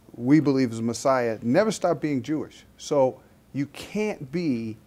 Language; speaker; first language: English; native; English